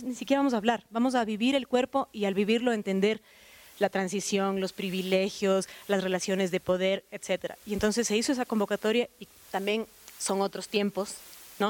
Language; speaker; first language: Spanish; native; Spanish